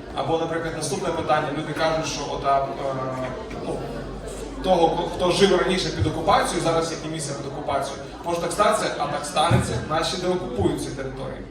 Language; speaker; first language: Ukrainian; native; Ukrainian